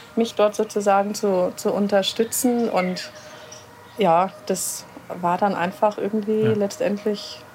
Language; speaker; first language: German; native; German